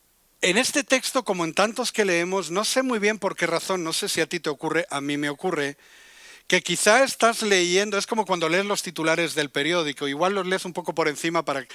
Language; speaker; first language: Spanish; native; Spanish